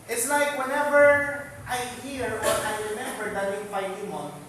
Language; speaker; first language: English; non-native, local second language; Filipino